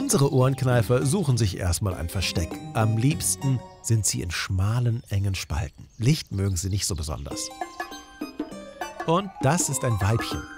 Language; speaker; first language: German; native; German